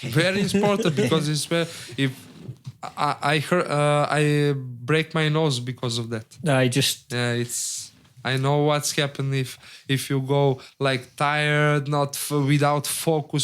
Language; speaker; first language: English; non-native, learner; Serbian